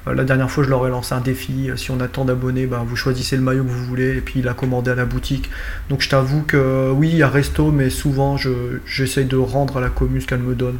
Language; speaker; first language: French; native; French